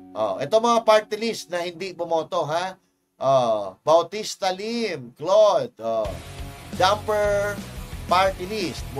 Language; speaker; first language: Filipino; non-native, local second language; Iloko